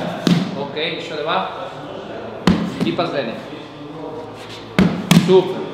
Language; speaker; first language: Russian; non-native, learner; Spanish